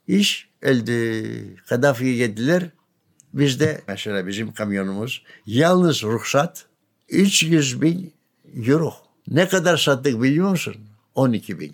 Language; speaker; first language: Turkish; non-native, local second language; Greek